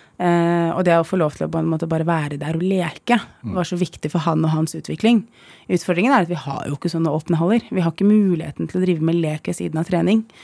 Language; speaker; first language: Norwegian; early bilingual, other home language; Arabic